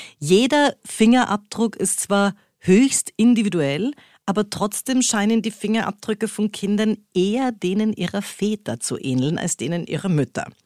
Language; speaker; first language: German; native; German